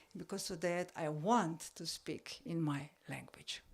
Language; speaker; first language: English; non-native, learner; Slovenian